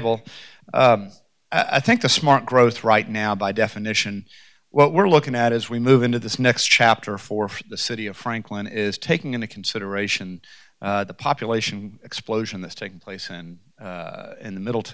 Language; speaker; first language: English; native; English